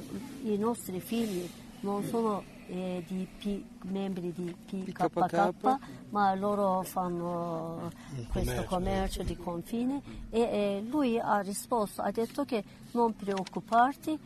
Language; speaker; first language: Italian; non-native, learner; Kurdish